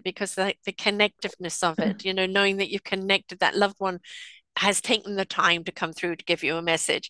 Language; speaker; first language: English; native; English